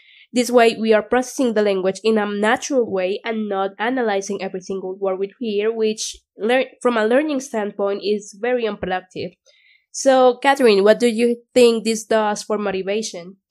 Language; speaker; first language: English; non-native, fluent; Spanish